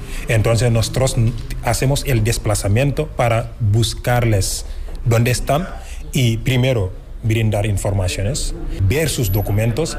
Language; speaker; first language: Spanish; non-native, fluent; Wolof